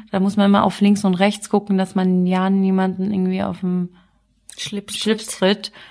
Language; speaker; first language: German; early bilingual, other home language; Arabic